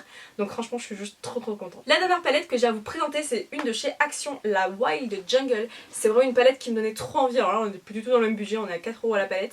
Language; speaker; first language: French; native; French